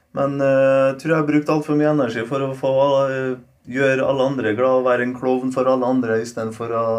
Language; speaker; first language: Norwegian; non-native, local second language; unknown